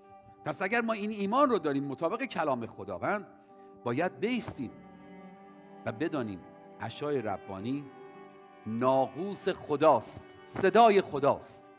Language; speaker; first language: Persian; native; Persian